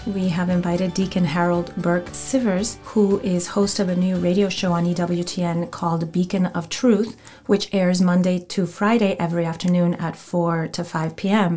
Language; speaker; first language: English; non-native, fluent; Spanish